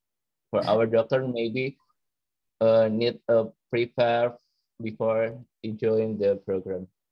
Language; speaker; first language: English; non-native, learner; Indonesian